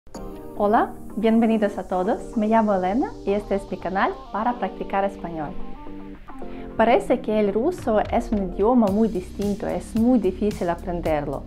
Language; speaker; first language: Spanish; non-native, learner; Russian